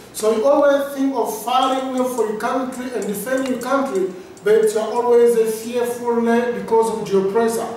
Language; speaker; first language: English; non-native, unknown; Lingala